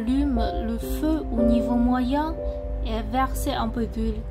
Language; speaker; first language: French; non-native, fluent; Chinese